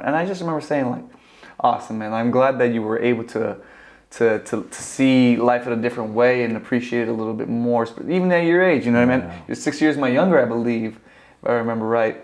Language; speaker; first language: English; native; English